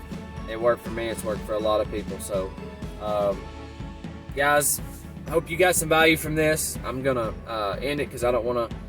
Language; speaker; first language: English; native; English